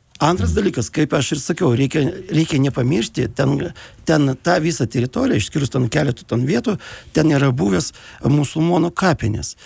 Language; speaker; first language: Lithuanian; non-native, local second language; Russian